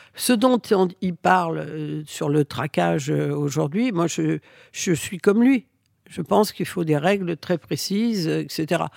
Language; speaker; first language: French; early bilingual, other home language; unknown